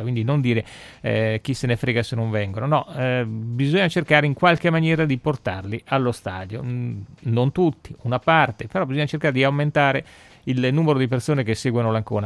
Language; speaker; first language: Italian; native; Italian